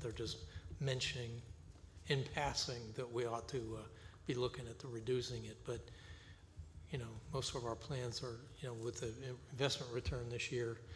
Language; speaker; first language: English; native; English